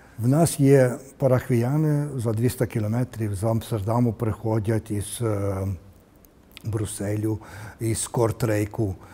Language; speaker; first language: Ukrainian; early bilingual, heritage; Ukrainian